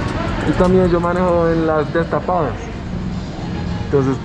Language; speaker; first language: Spanish; non-native, learner; English